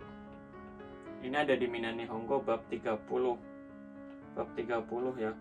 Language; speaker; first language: Indonesian; native; Indonesian